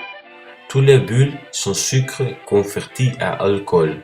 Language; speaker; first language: French; non-native, learner; Dutch